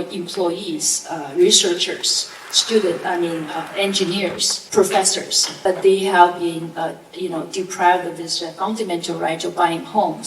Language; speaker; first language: English; non-native, fluent; Chinese